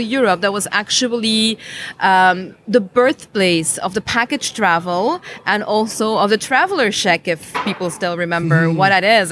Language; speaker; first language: English; non-native, fluent; Dutch